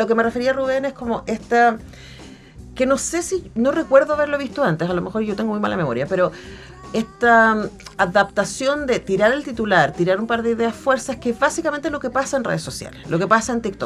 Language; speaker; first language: Spanish; native; Spanish